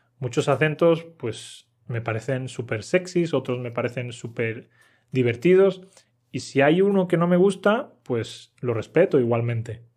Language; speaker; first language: Spanish; native; Spanish